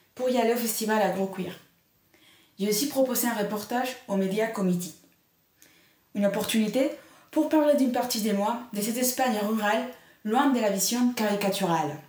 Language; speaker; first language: French; non-native, fluent; Spanish